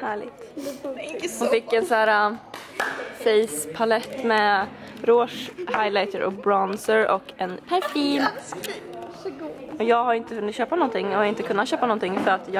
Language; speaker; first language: Swedish; native; Swedish